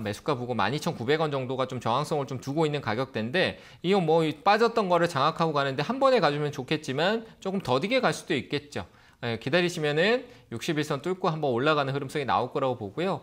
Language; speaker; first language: Korean; native; Korean